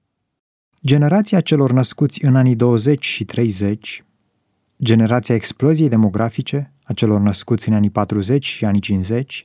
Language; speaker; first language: Romanian; native; Romanian